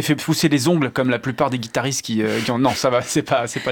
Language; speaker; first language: French; native; French